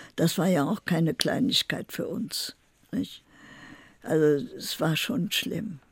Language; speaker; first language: German; native; German